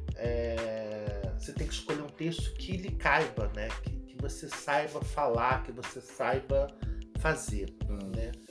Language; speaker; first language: Portuguese; native; Portuguese